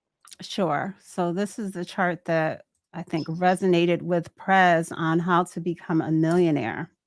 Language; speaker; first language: English; native; English